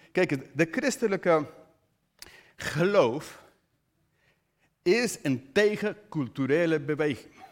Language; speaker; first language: Dutch; non-native, fluent; English